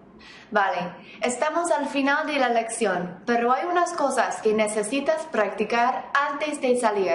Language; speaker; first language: Spanish; non-native, fluent; English